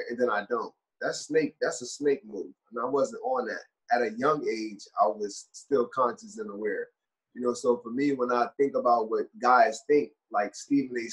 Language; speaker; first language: English; native; English